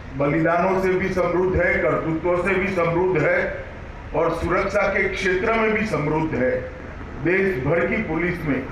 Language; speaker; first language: Hindi; non-native, local second language; Gujarati